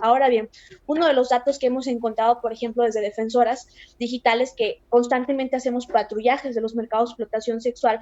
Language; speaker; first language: Spanish; native; Spanish